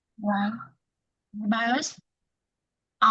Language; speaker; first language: English; non-native, learner; Vietnamese